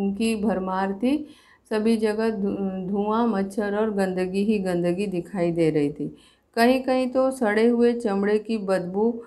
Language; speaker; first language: Hindi; native; Hindi